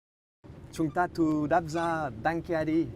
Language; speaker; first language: Vietnamese; non-native, learner; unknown